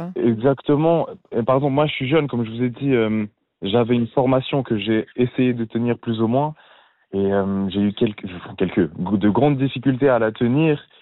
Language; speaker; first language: French; early bilingual, other home language; Albanian